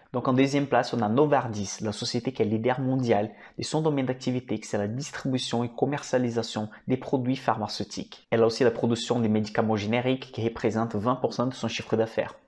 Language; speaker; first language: French; non-native, fluent; Portuguese